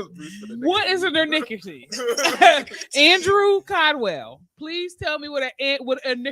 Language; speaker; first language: English; native; English